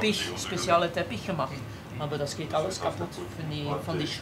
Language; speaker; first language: German; non-native, learner; Dutch